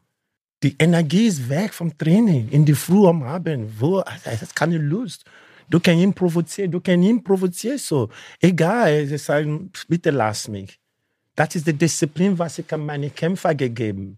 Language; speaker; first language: German; non-native, learner; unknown